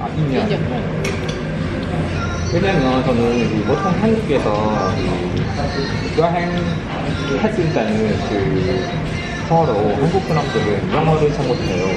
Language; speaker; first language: Korean; non-native, learner; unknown